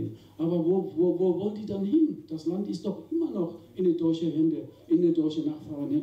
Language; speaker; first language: German; non-native, fluent; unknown